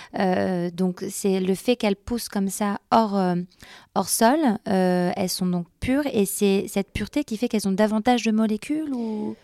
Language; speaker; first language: French; native; French